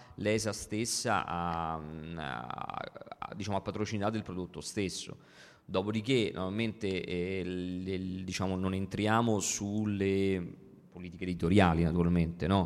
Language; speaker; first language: Italian; native; Italian